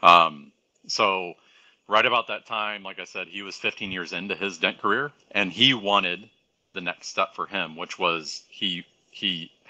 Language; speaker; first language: English; native; English